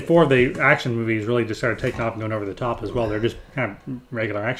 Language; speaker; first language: English; native; English